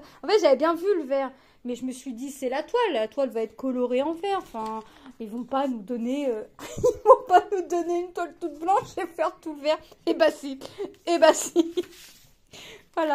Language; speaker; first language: French; native; French